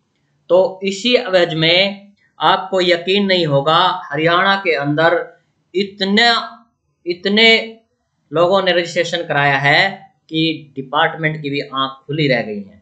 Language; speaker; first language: Hindi; native; Hindi